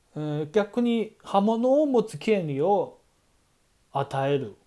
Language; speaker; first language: Japanese; non-native, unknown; Chinese